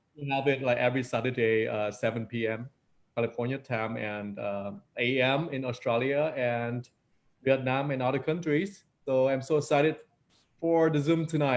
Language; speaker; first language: English; non-native, fluent; Vietnamese